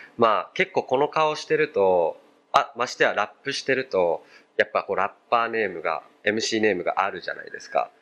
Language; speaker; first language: Japanese; early bilingual, other home language; Portuguese